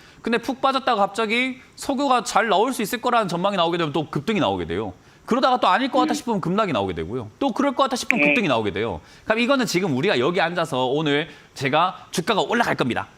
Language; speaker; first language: Korean; native; Korean